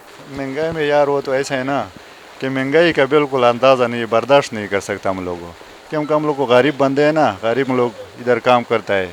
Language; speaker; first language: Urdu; non-native, local second language; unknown